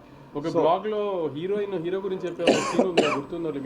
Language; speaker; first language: Telugu; native; Telugu